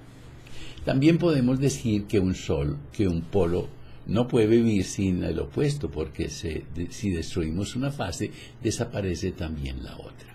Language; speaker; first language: Spanish; native; Spanish